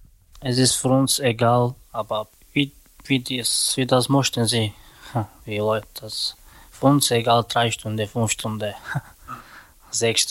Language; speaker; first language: German; non-native, learner; Slovak